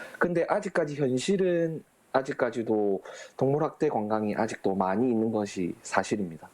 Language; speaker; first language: Korean; native; Korean